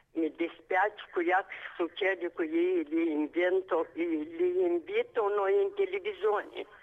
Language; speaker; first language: Italian; non-native, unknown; Romanian